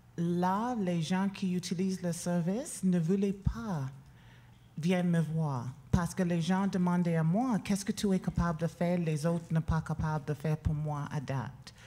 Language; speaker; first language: French; non-native, learner; English